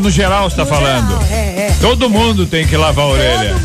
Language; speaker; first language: Portuguese; native; Portuguese